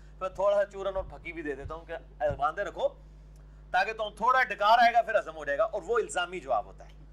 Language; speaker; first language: Urdu; non-native, local second language; Punjabi